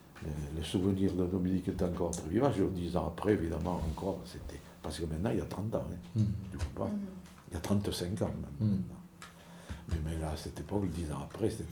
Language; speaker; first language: French; native; French